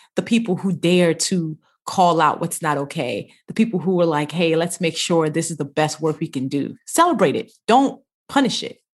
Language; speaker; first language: English; early bilingual, other home language; Yoruba